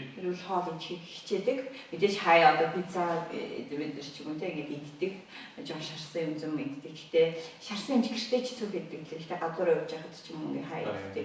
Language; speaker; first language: Mongolian; native; Mongolian